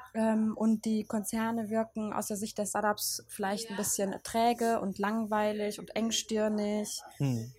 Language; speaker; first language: German; native; German